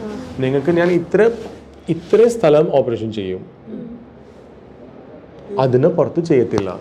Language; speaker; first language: Malayalam; non-native, local second language; Tamil